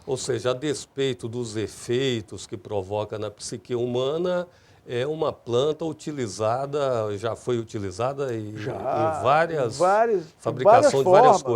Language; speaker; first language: Portuguese; native; Portuguese